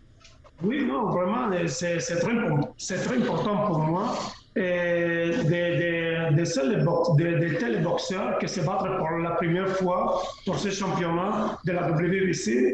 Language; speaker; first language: French; non-native, fluent; Spanish